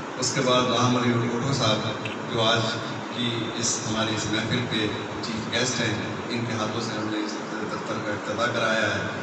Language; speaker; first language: Urdu; non-native, local second language; Sindhi